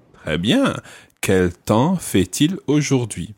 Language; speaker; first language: French; non-native, fluent; English